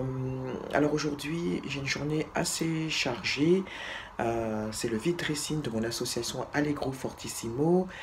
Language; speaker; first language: French; native; French